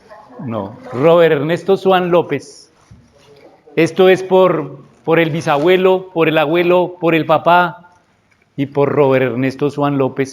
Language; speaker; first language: Spanish; native; Spanish